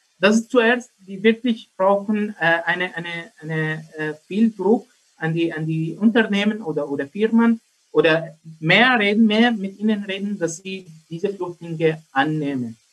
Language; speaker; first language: German; non-native, learner; Arabic